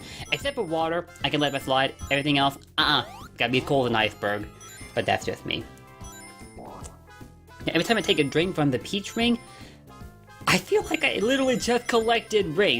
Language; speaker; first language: English; native; English